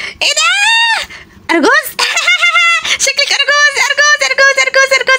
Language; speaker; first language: Arabic; native; Arabic